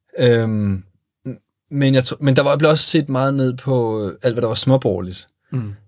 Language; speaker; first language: Danish; native; Danish